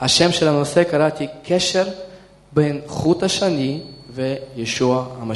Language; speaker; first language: Hebrew; non-native, fluent; Russian